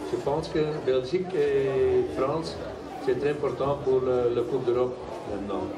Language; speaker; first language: French; non-native, learner; Dutch